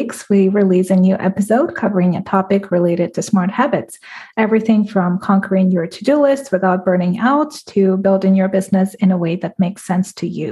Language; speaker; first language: English; non-native, fluent; Russian